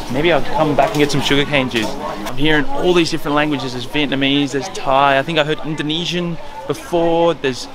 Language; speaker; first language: English; native; English